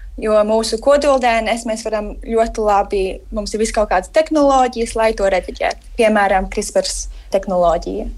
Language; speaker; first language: Latvian; early bilingual, heritage; Latvian